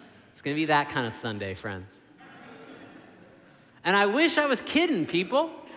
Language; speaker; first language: English; native; English